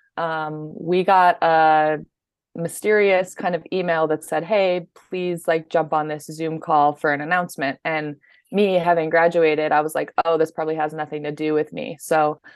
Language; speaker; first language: English; native; English